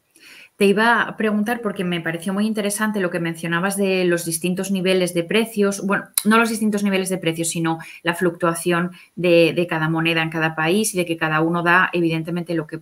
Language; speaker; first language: Spanish; native; Spanish